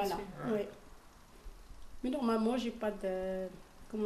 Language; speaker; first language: French; non-native, local second language; Arabic